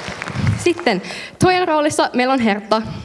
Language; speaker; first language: Finnish; native; Finnish